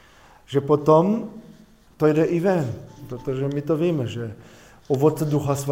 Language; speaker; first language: Czech; non-native, fluent; German